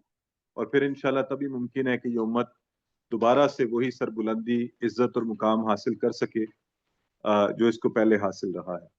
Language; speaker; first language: Urdu; native; Urdu